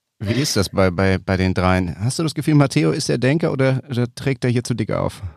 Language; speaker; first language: German; native; German